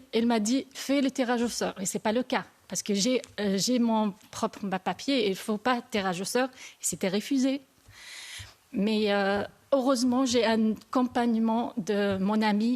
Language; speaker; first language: French; non-native, learner; Arabic